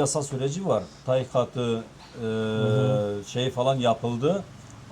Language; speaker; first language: Turkish; native; Turkish